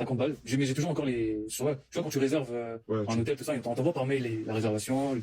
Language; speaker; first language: French; native; French